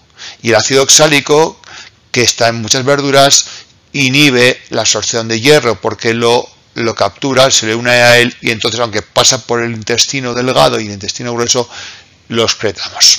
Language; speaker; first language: Spanish; native; Spanish